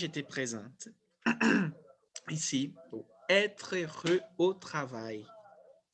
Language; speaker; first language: French; non-native, fluent; Portuguese